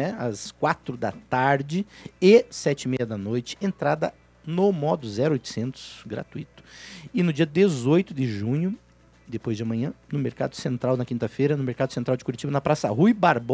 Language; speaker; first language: Portuguese; native; Portuguese